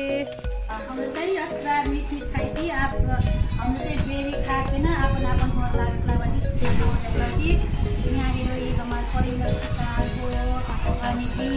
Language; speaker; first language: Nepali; non-native, local second language; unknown